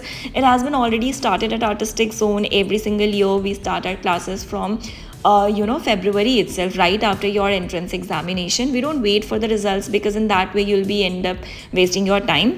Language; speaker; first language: English; non-native, local second language; Hindi